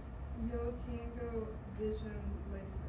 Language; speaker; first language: Spanish; non-native, learner; English